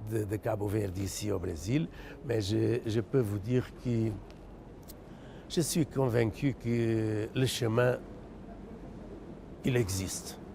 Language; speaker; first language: French; non-native, fluent; Portuguese